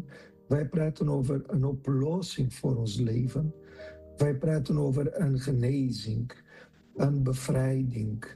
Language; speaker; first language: Dutch; non-native, fluent; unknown